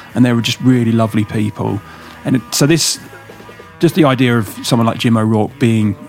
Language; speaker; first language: English; native; English